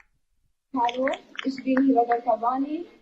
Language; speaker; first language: German; non-native, learner; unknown